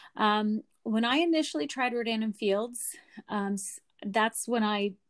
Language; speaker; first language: English; native; English